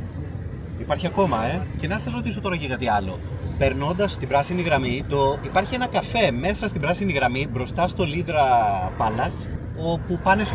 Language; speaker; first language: Greek; native; Greek